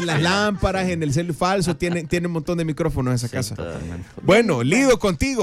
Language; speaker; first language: Spanish; native; Spanish